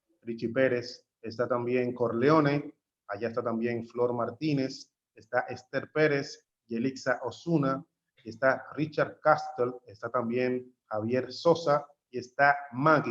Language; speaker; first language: Spanish; native; Spanish